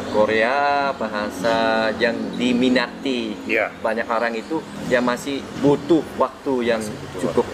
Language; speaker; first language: Indonesian; non-native, fluent; Vietnamese